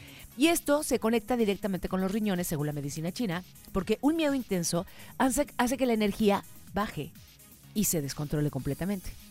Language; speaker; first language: Spanish; native; Spanish